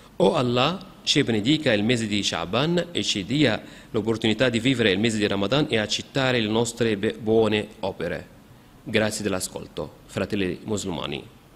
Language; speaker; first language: Italian; non-native, fluent; Arabic